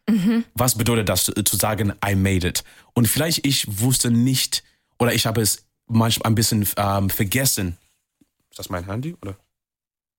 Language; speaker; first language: German; non-native, fluent; English